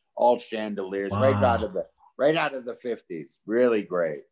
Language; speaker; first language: English; native; English